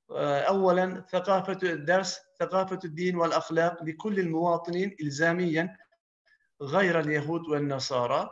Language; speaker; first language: Arabic; non-native, fluent; Turkish